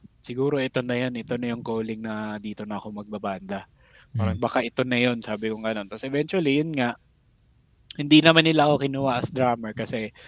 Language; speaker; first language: Filipino; non-native, local second language; Cebuano